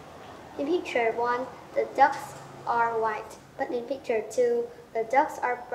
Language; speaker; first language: English; non-native, learner; Vietnamese